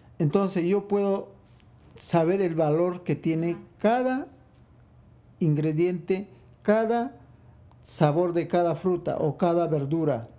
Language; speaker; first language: Spanish; non-native, local second language; Quechua